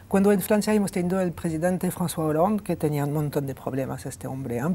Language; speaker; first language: Spanish; non-native, fluent; French